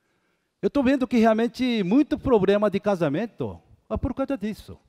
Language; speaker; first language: Portuguese; non-native, fluent; Korean